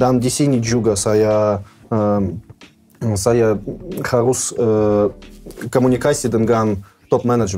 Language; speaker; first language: Indonesian; non-native, learner; Russian